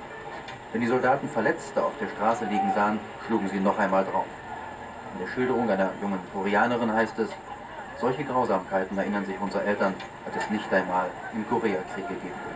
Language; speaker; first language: German; native; German